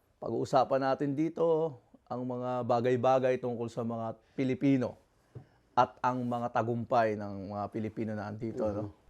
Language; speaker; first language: Filipino; non-native, local second language; Bikol